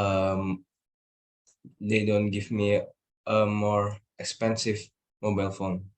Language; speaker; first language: English; non-native, learner; Indonesian